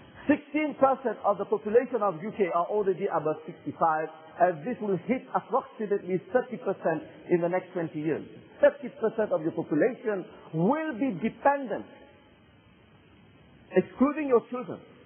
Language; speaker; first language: English; non-native, fluent; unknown